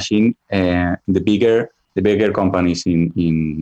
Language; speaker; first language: English; non-native, fluent; Spanish